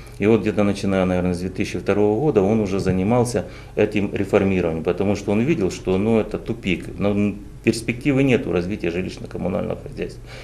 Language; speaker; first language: Russian; native; Russian